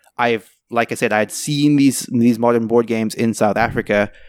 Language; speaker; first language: English; native; English